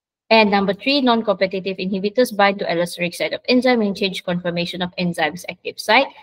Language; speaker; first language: English; non-native, local second language; Malay